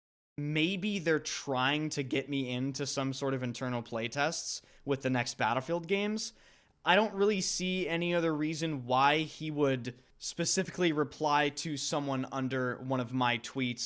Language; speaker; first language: English; native; English